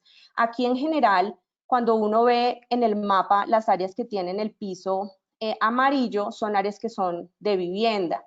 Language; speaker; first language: Spanish; native; Spanish